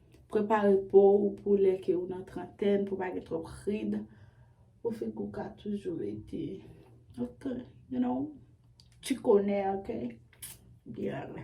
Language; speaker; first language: French; non-native, learner; Haitian Creole